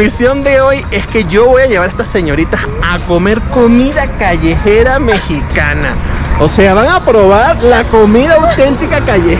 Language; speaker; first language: Spanish; native; Spanish